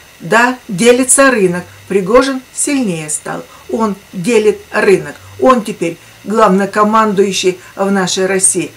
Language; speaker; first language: Russian; native; Russian